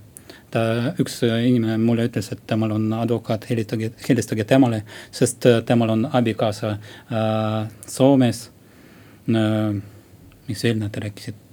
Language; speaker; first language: Estonian; non-native, local second language; Russian